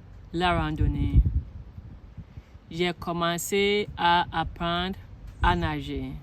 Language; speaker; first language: French; non-native, learner; Akan